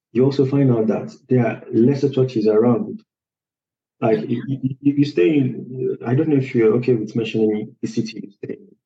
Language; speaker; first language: English; non-native, local second language; Igbo